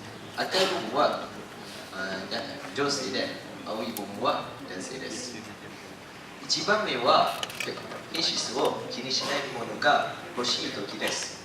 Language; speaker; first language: Japanese; non-native, learner; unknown